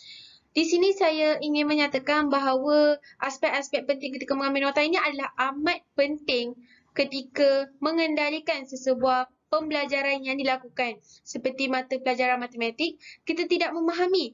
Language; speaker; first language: Malay; native; Malay